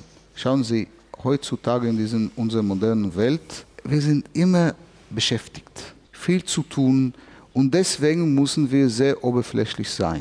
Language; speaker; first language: German; non-native, fluent; Hebrew